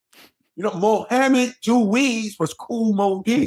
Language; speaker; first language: English; native; English